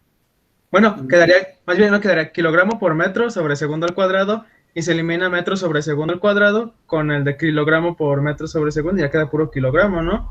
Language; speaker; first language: Spanish; native; Spanish